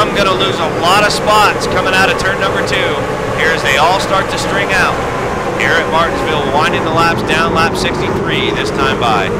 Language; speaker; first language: English; native; English